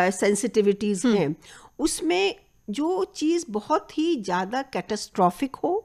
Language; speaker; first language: Hindi; native; Hindi